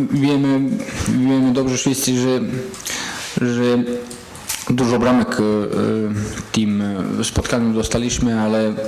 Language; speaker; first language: Polish; non-native, fluent; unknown